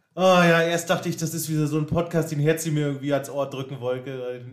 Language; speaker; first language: German; native; German